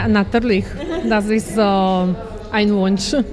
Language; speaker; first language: German; non-native, learner; Slovak